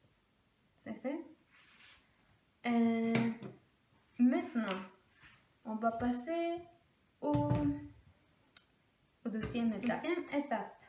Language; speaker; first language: French; non-native, learner; Spanish